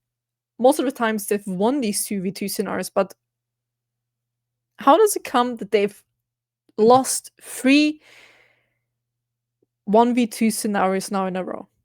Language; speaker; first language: English; non-native, fluent; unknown